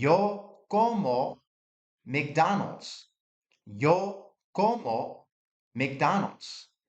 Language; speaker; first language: Spanish; non-native, fluent; English